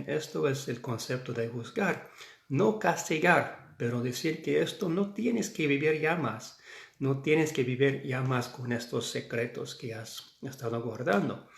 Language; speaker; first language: Spanish; non-native, fluent; English